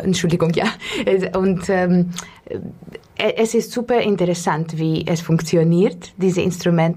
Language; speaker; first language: German; non-native, fluent; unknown